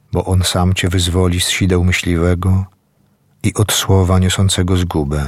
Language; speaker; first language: Polish; native; Polish